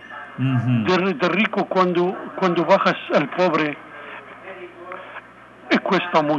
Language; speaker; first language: Spanish; non-native, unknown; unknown